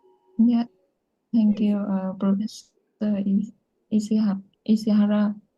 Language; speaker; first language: English; non-native, learner; Vietnamese